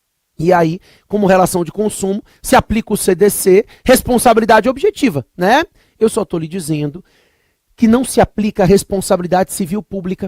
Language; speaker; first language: Portuguese; native; Portuguese